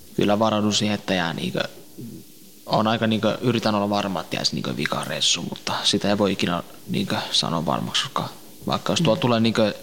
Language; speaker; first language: Finnish; early bilingual, other home language; Central Kurdish